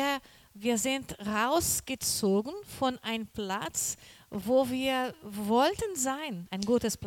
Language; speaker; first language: German; non-native, learner; Portuguese